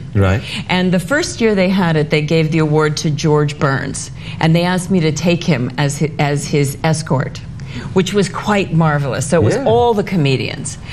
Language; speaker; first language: English; native; English